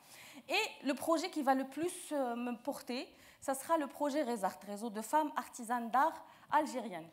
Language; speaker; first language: French; non-native, local second language; Arabic